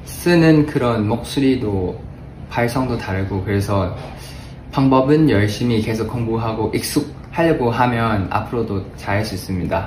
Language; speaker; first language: Korean; non-native, fluent; Thai